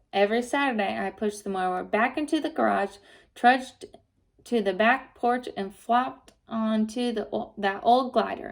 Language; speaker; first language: English; native; English